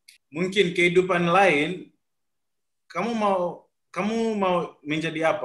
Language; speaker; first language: Indonesian; non-native, fluent; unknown